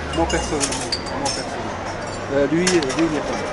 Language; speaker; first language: French; non-native, learner; Japanese